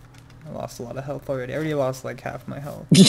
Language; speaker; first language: English; native; English